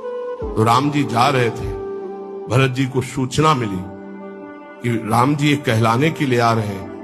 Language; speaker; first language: Hindi; native; Hindi